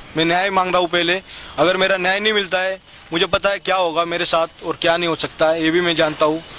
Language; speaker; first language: Hindi; non-native, local second language; Marathi